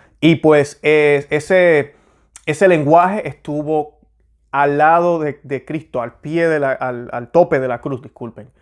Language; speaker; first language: Spanish; native; Spanish